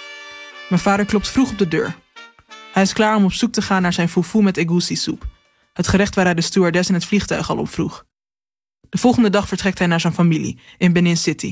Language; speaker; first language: Dutch; native; Dutch